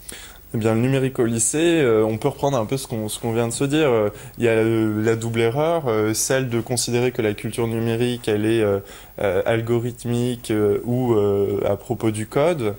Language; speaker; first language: French; native; French